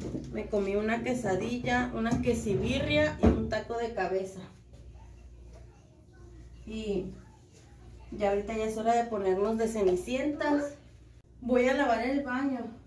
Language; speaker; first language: Spanish; native; Spanish